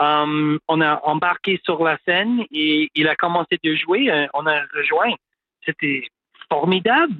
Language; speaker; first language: French; non-native, local second language; English